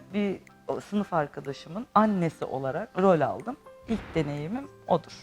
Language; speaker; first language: Turkish; native; Turkish